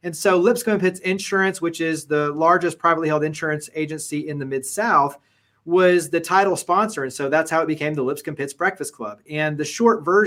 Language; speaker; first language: English; native; English